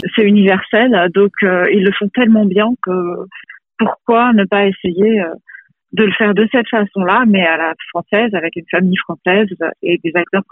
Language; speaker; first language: French; native; French